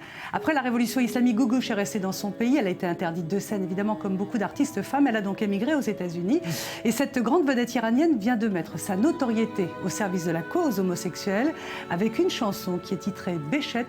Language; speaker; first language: French; native; French